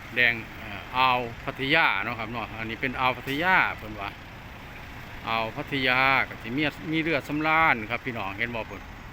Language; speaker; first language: Thai; non-native, local second language; Northeastern Thai